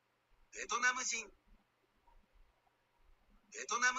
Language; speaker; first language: Japanese; non-native, learner; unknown